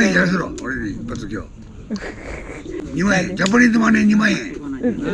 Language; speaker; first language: Japanese; native; Japanese